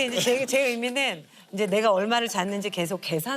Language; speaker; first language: Korean; native; Korean